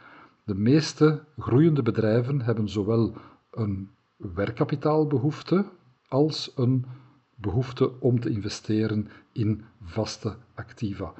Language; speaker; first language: Dutch; native; Dutch